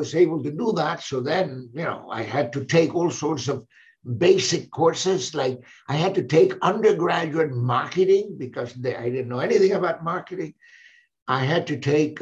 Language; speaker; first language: English; non-native, fluent; Spanish